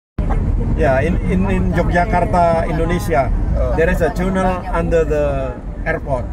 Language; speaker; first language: English; non-native, learner; Indonesian